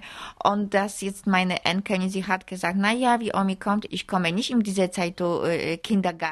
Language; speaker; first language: German; non-native, learner; Polish